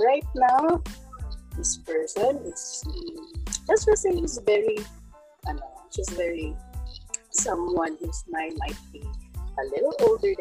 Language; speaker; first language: English; non-native, local second language; Cebuano